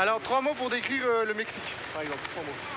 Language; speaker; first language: French; native; French